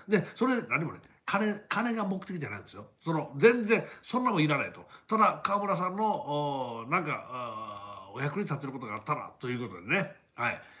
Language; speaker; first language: Japanese; native; Japanese